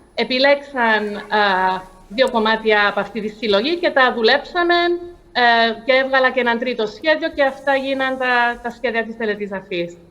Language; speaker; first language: Greek; early bilingual, heritage; English